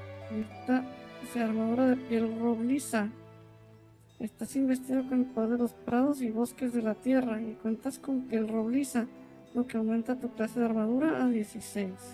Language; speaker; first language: Spanish; native; Spanish